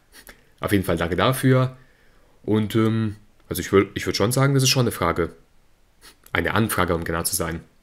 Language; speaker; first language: German; native; German